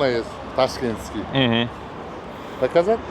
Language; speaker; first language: Russian; non-native, local second language; Uzbek